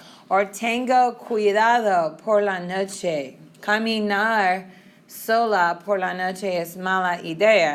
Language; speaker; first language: Spanish; non-native, fluent; English